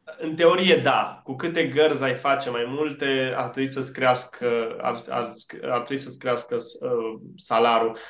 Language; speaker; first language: Romanian; early bilingual, heritage; Romanian